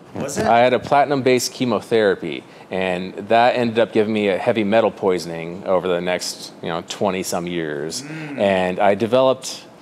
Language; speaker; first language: English; native; English